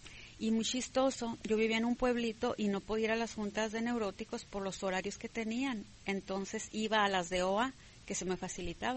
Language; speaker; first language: Spanish; native; Spanish